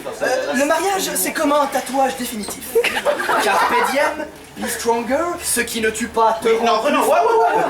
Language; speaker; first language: French; native; French